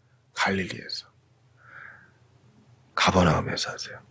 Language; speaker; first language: Korean; native; Korean